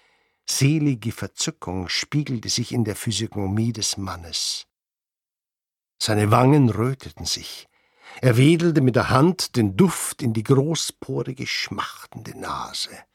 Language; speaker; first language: German; native; German